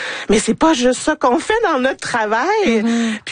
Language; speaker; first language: French; native; French